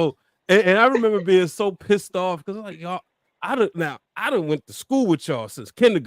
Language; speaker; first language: English; native; English